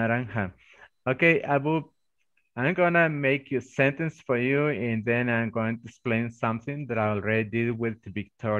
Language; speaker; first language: English; non-native, fluent; Spanish